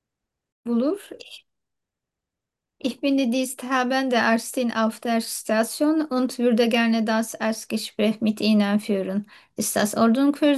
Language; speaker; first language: German; non-native, learner; Turkish